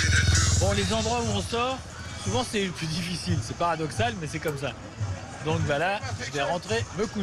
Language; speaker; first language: French; native; French